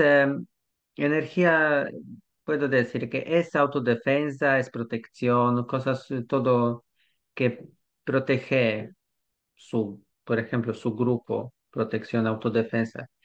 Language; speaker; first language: Spanish; non-native, learner; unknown